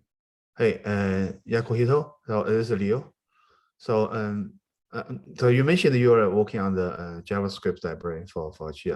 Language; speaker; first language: English; non-native, fluent; Chinese